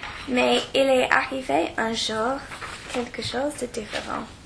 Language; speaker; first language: French; non-native, learner; English